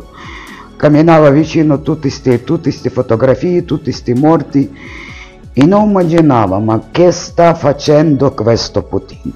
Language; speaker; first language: Italian; non-native, learner; Ukrainian